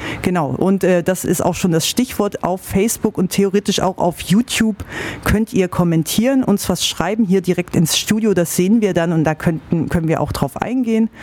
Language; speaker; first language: German; native; German